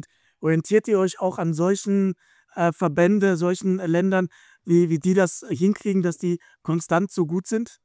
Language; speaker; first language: German; native; German